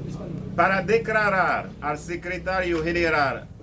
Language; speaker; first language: Spanish; non-native, fluent; Haitian Creole